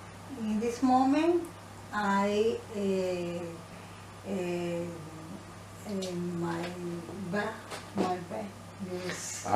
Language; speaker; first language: English; non-native, learner; Spanish